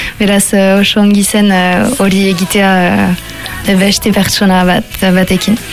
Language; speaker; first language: Basque; non-native, local second language; French